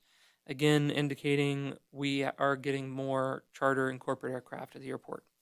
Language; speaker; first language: English; native; English